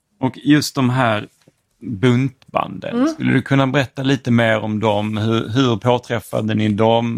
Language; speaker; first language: Swedish; native; Swedish